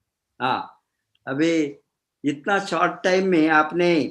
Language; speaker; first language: Hindi; non-native, fluent; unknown